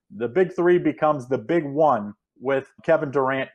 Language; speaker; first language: English; native; English